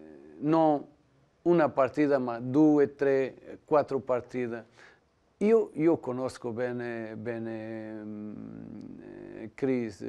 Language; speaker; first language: Italian; non-native, learner; Portuguese